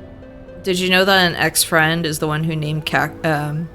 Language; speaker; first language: English; native; English